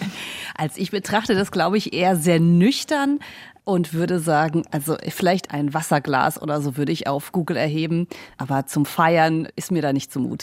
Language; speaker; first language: German; native; German